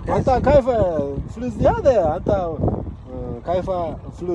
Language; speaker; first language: Arabic; non-native, learner; Kyrgyz